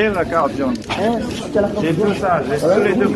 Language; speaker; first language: French; non-native, learner; English